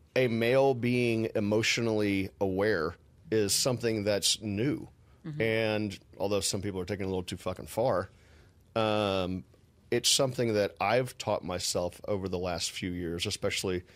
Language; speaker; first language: English; native; English